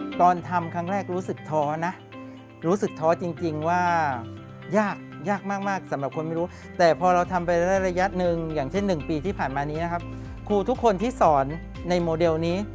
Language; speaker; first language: Thai; native; Thai